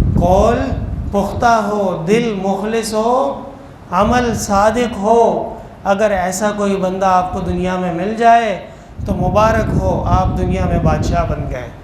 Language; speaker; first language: Urdu; non-native, local second language; Pashto